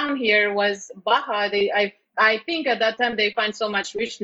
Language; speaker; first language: English; non-native, fluent; Spanish